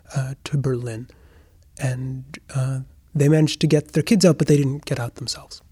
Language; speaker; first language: English; native; English